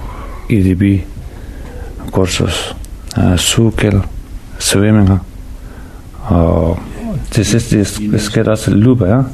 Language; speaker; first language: Danish; non-native, learner; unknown